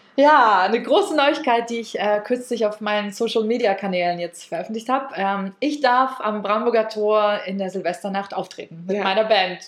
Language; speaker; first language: German; early bilingual, other home language; Ukrainian